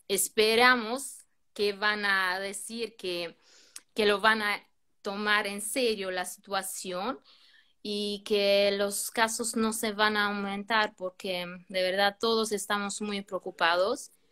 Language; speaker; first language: Spanish; non-native, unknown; Albanian